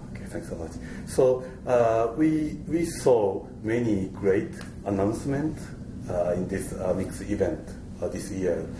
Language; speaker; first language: English; non-native, fluent; Japanese